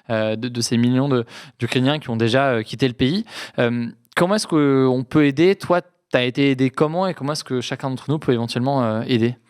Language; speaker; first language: French; native; French